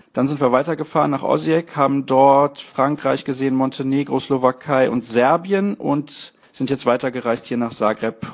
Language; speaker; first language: German; native; German